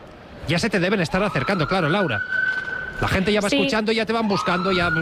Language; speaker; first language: Spanish; native; Spanish